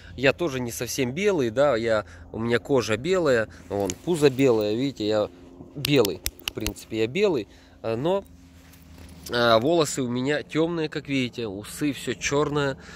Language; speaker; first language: Russian; native; Russian